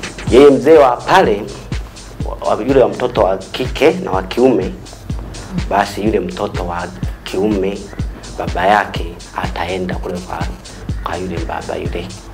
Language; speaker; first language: Swahili; non-native, local second language; Sukuma